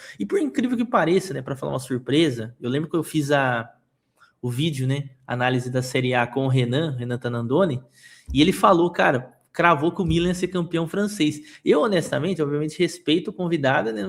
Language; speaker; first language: Portuguese; native; Portuguese